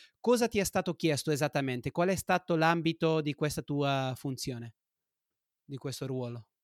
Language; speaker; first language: Italian; non-native, fluent; Portuguese